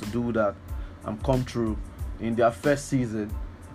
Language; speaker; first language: English; non-native, local second language; Yoruba